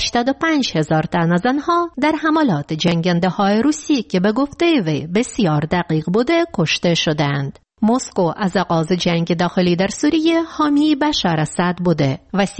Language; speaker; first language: Persian; native; Persian